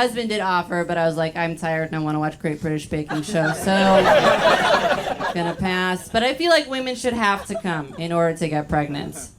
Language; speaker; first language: English; native; English